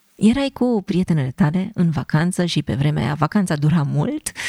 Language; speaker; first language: Romanian; native; Romanian